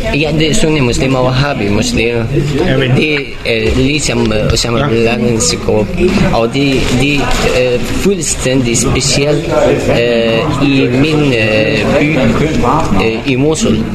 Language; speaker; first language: Danish; non-native, learner; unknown